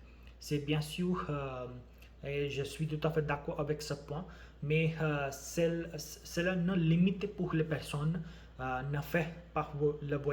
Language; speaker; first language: French; non-native, learner; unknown